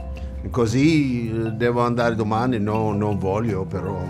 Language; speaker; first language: Italian; non-native, learner; English